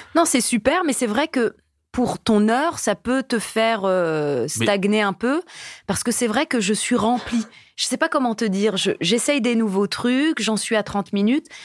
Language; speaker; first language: French; native; French